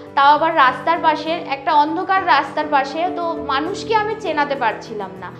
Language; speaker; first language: Bangla; native; Bangla